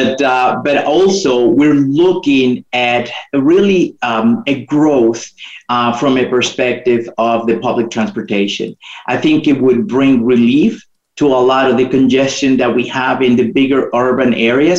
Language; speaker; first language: English; non-native, fluent; Spanish